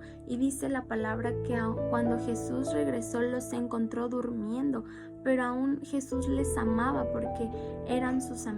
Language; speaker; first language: Spanish; native; Spanish